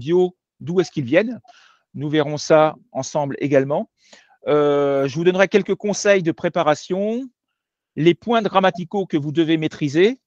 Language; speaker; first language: French; native; French